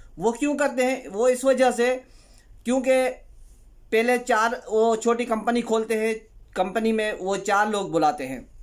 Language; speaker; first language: Urdu; non-native, local second language; Sindhi